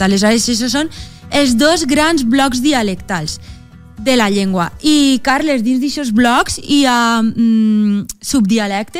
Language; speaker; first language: Catalan; native; Catalan